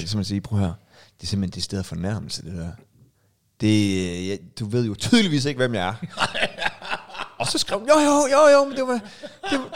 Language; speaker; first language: Danish; native; Danish